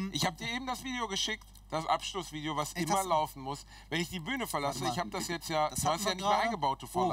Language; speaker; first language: German; native; German